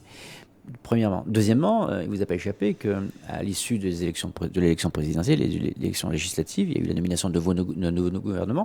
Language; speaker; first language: French; native; French